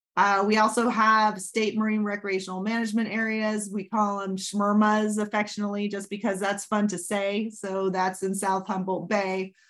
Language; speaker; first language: English; native; English